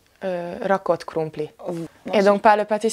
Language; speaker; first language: French; non-native, learner; Hungarian